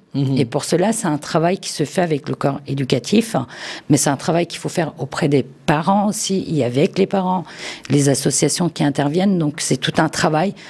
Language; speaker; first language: French; early bilingual, other home language; Turkish